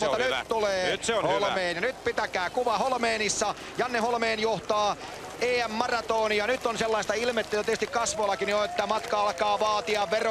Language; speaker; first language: Finnish; native; Finnish